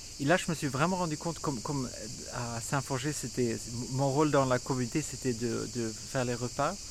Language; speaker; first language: French; non-native, fluent; Swedish